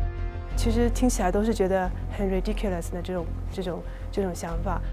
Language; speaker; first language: Chinese; native; Chinese